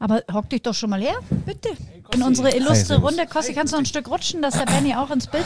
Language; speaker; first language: German; native; German